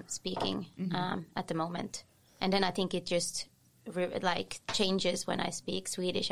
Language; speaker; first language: English; non-native, fluent; Finnish